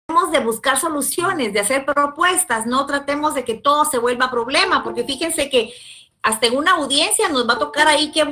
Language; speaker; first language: Spanish; native; Spanish